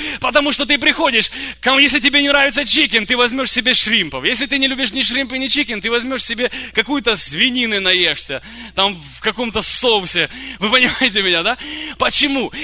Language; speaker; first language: Russian; early bilingual, other home language; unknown